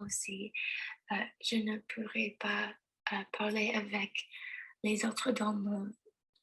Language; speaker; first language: French; non-native, learner; English